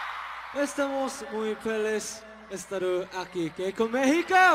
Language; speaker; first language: Spanish; non-native, learner; Korean